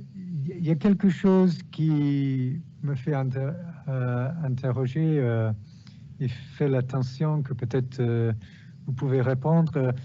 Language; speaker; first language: French; non-native, fluent; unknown